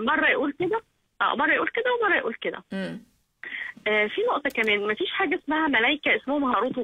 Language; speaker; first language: Arabic; native; Arabic